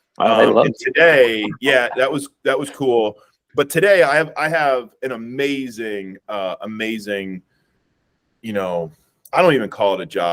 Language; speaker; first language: English; native; English